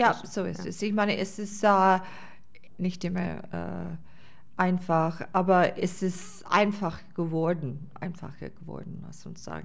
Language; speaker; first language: German; non-native, fluent; English